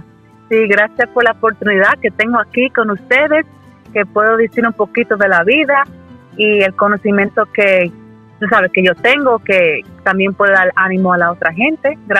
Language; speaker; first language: Spanish; early bilingual, heritage; Spanish